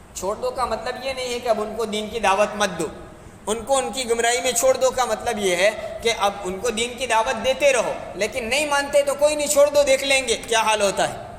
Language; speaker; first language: Urdu; native; Urdu